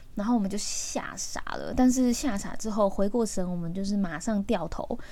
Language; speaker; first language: Chinese; early bilingual, heritage; Chinese